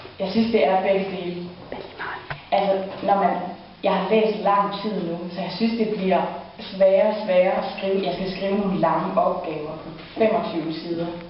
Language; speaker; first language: Danish; native; Danish